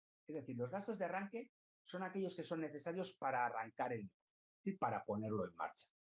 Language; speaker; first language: Spanish; native; Spanish